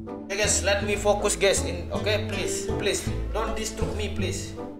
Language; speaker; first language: English; non-native, learner; Indonesian